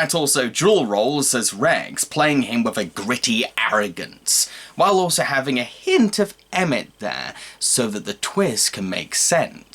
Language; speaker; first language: English; native; English